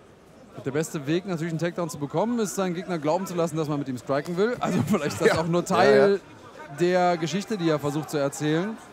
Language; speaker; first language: German; native; German